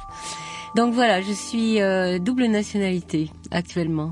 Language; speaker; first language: French; native; French